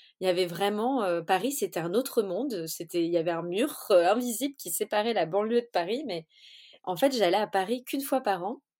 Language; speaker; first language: French; early bilingual, other home language; Portuguese